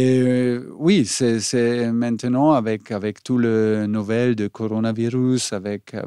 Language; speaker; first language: French; non-native, learner; German